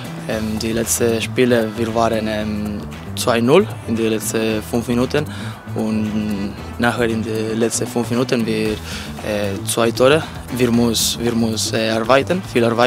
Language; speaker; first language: German; non-native, learner; Spanish